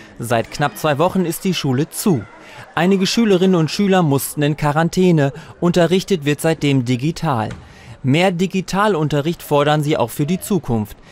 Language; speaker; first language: German; native; German